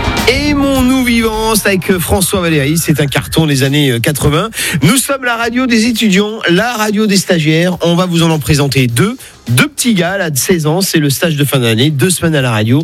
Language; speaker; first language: French; native; French